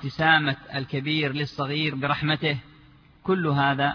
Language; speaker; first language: Arabic; native; Arabic